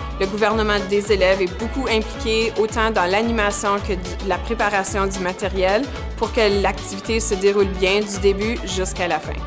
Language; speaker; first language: French; native; French